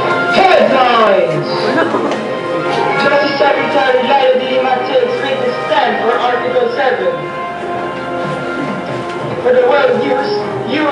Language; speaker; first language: English; non-native, local second language; Filipino